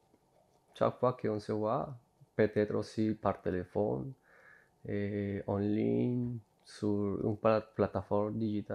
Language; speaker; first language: French; non-native, fluent; Spanish